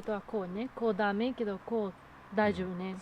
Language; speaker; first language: Japanese; non-native, learner; Spanish